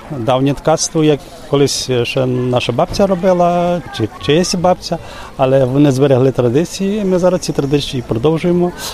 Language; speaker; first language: Ukrainian; native; Ukrainian